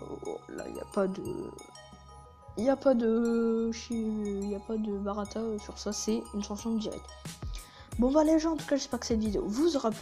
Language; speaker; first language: French; native; French